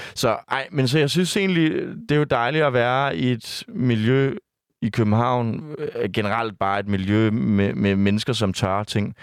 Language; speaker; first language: Danish; native; Danish